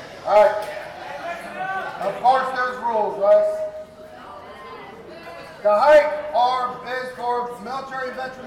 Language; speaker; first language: English; native; English